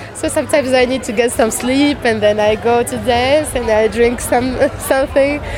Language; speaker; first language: English; non-native, fluent; Arabic